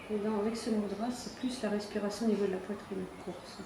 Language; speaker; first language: French; native; French